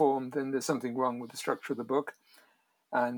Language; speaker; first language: English; native; English